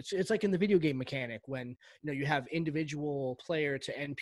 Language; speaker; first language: English; native; English